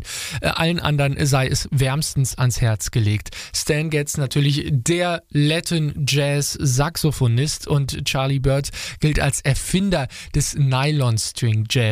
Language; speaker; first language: German; native; German